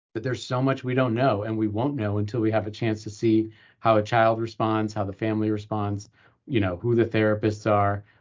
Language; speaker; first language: English; native; English